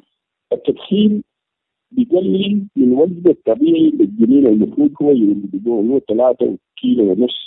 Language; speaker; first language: Arabic; native; Arabic